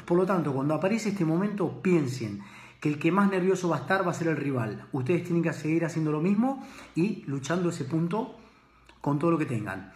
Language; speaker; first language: Spanish; native; Spanish